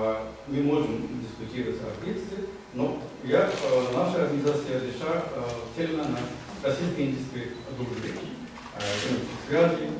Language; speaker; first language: Russian; non-native, learner; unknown